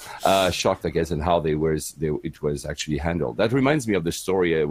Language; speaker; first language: English; non-native, fluent; French